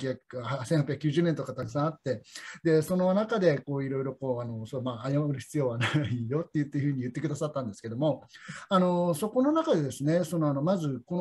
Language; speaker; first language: Japanese; native; Japanese